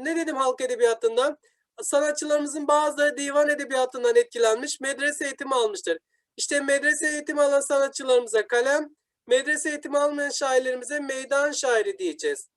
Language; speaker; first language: Turkish; native; Turkish